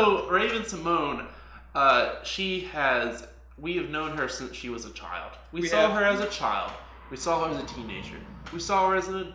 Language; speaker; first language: English; native; English